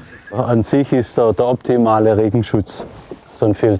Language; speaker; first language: German; native; German